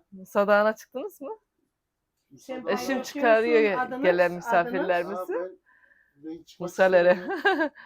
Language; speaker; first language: Turkish; native; Turkish